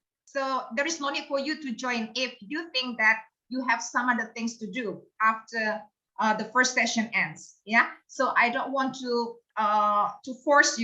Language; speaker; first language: English; non-native, fluent; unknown